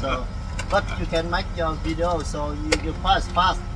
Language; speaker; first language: English; non-native, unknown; Vietnamese